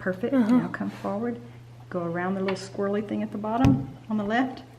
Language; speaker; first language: English; native; English